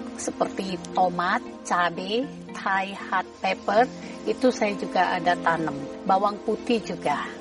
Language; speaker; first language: Indonesian; native; Indonesian